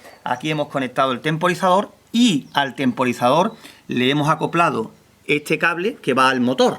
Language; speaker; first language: Spanish; native; Spanish